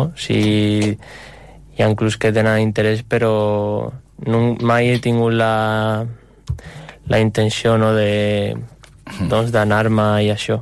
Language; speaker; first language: Catalan; non-native, local second language; Spanish